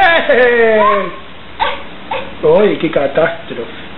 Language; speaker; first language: Spanish; native; Spanish